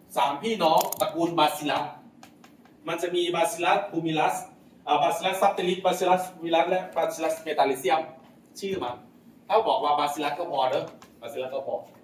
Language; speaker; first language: Thai; non-native, local second language; Lao